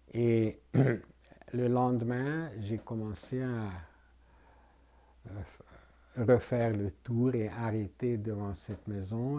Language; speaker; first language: French; non-native, fluent; Hungarian